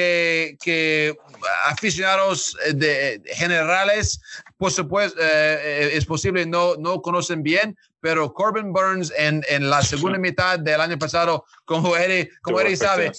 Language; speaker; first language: Spanish; non-native, learner; English